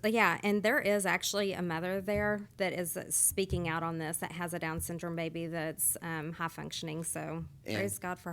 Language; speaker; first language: English; native; English